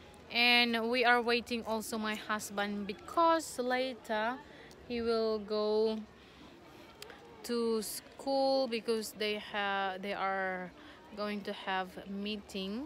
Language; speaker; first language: English; non-native, local second language; Filipino